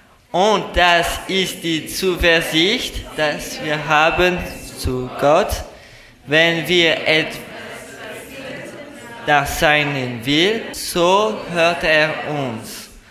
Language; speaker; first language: German; non-native, learner; French